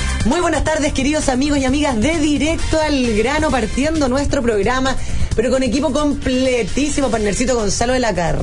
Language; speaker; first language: Spanish; native; Spanish